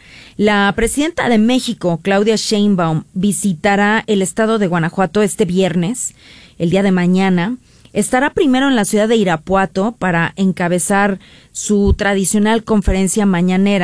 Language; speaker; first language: Spanish; native; Spanish